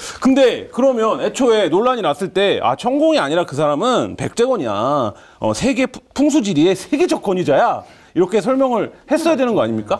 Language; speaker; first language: Korean; native; Korean